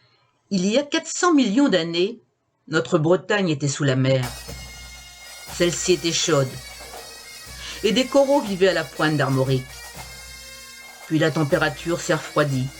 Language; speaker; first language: French; native; French